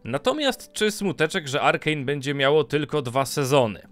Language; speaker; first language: Polish; native; Polish